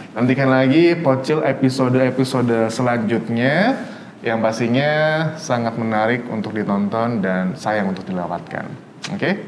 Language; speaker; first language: Indonesian; native; Indonesian